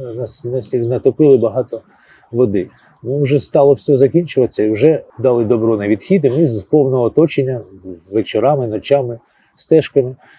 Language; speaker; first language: Ukrainian; native; Ukrainian